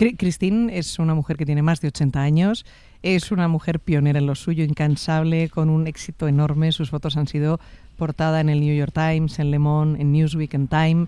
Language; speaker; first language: Spanish; native; Spanish